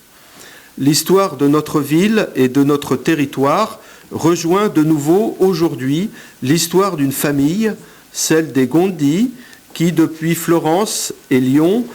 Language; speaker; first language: French; native; French